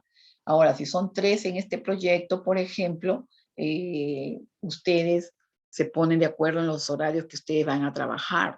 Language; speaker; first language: Spanish; native; Spanish